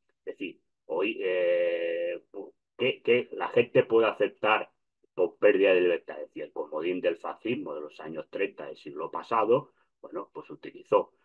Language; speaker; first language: Spanish; native; Spanish